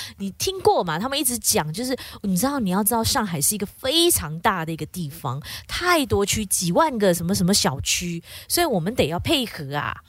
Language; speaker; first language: Chinese; native; Chinese